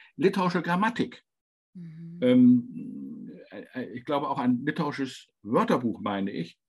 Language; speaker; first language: German; native; German